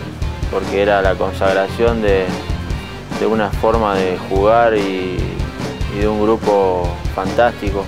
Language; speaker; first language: Spanish; native; Spanish